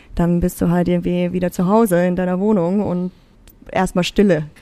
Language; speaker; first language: German; native; German